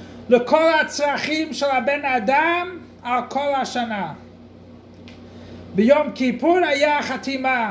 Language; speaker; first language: Hebrew; non-native, fluent; English